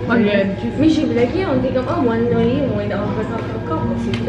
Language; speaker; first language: French; non-native, local second language; English